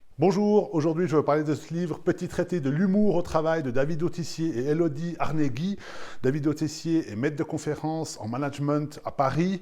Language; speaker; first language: French; native; French